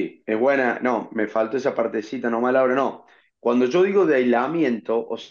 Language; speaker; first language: Spanish; native; Spanish